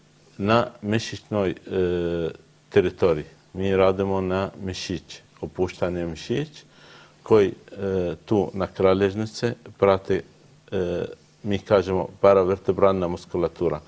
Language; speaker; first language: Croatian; non-native, learner; Arabic